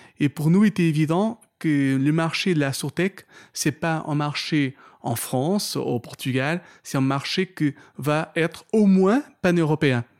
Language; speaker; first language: French; non-native, fluent; Portuguese